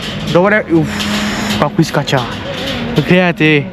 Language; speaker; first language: Macedonian; non-native, local second language; Romany